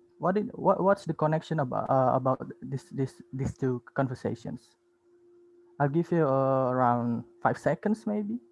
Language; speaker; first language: English; non-native, learner; Indonesian